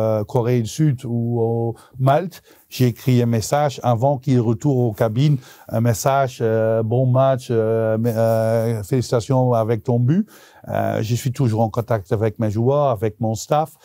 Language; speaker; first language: French; non-native, local second language; Dutch